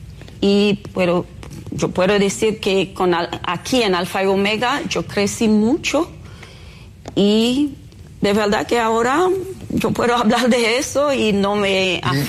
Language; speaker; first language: Spanish; non-native, fluent; Haitian Creole